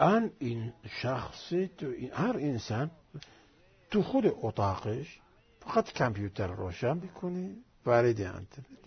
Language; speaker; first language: Persian; non-native, fluent; Arabic